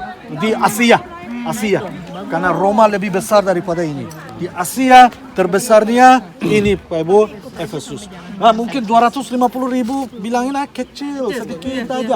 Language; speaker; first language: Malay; non-native, fluent; Turkish